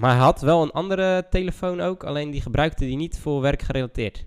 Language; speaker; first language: Dutch; native; Dutch